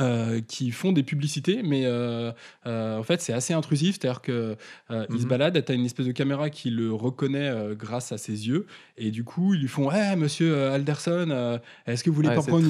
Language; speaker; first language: French; native; French